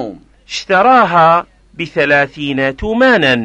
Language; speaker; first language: Arabic; non-native, fluent; Persian